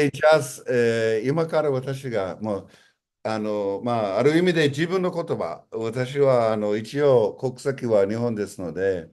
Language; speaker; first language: Japanese; non-native, fluent; English